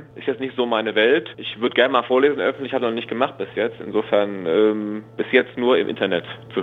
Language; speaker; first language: German; native; German